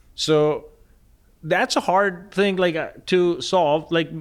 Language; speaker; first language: English; non-native, local second language; Punjabi